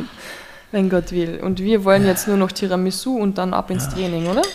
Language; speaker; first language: German; native; German